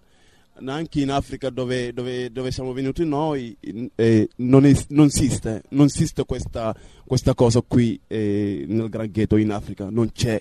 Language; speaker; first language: Italian; non-native, fluent; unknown